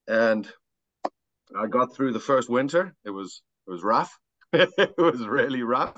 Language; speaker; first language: English; native; English